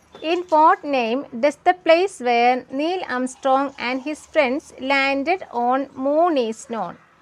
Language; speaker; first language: English; non-native, local second language; Malayalam